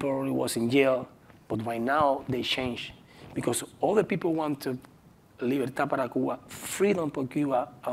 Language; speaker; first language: English; non-native, learner; Spanish